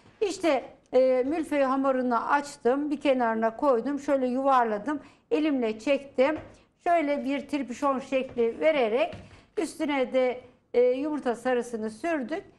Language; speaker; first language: Turkish; native; Turkish